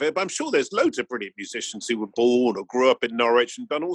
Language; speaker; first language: English; native; English